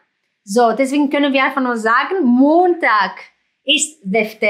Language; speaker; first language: German; non-native, fluent; Greek